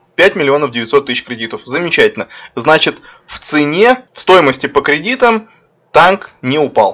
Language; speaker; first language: Russian; native; Russian